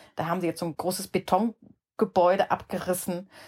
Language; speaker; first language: German; native; German